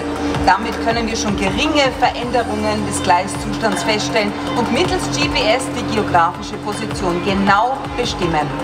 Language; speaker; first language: German; native; German